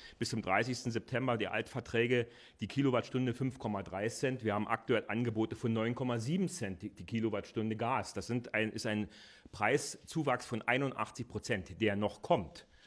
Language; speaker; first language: German; native; German